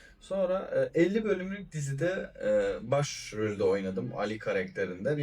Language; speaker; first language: Turkish; non-native, fluent; Persian